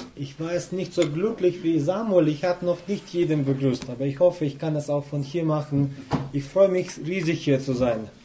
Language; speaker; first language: German; non-native, fluent; Russian